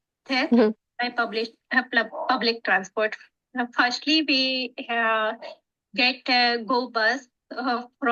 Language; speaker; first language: English; non-native, learner; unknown